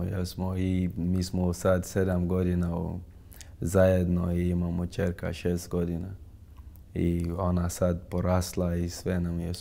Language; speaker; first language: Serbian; non-native, fluent; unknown